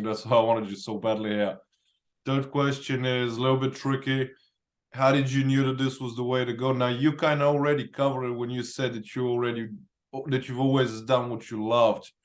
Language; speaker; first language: English; non-native, fluent; Bulgarian